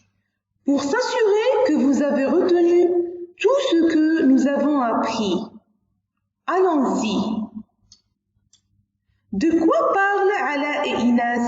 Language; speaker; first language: French; non-native, local second language; Arabic